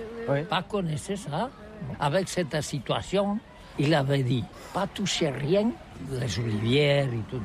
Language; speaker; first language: French; non-native, learner; Catalan